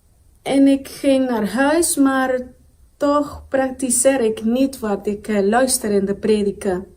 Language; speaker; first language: Dutch; non-native, local second language; Papiamento